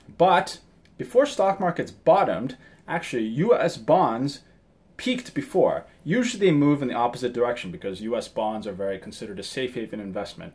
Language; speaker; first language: English; early bilingual, other home language; Japanese